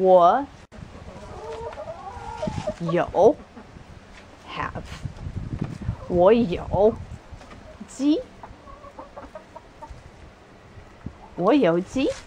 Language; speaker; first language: Chinese; non-native, fluent; English